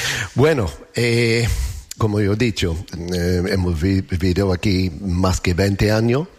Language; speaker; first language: Spanish; non-native, learner; English